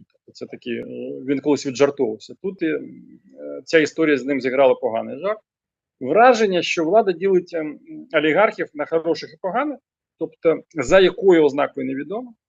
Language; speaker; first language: Ukrainian; non-native, local second language; Russian